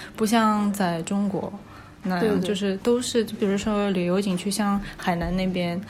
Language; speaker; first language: Chinese; non-native, fluent; Russian